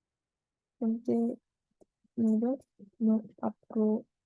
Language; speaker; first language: Spanish; non-native, learner; Korean